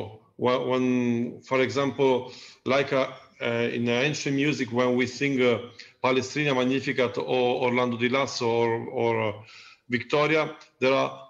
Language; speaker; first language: English; non-native, learner; Italian